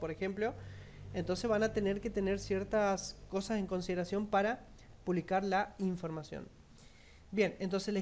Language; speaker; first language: Spanish; native; Spanish